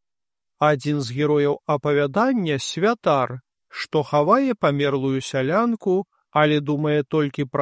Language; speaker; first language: Belarusian; native; Belarusian